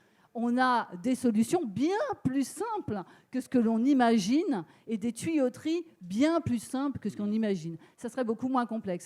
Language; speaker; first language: French; native; French